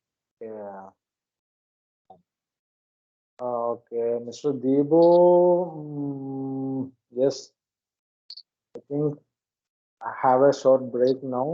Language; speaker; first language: English; non-native, learner; Malayalam